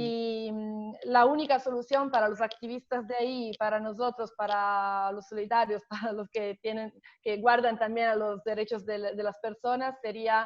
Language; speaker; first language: Spanish; non-native, fluent; Italian